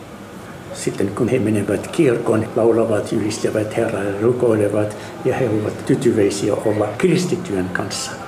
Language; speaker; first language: Finnish; non-native, fluent; Arabic